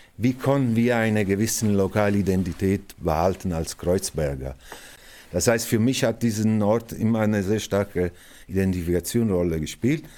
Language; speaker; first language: German; non-native, fluent; Italian